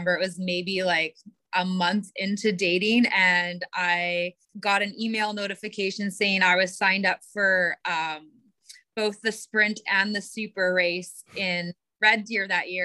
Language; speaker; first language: English; native; English